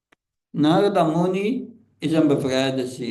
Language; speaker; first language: Dutch; non-native, fluent; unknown